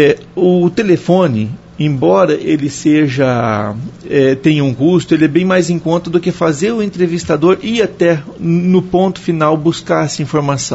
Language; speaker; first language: Portuguese; native; Portuguese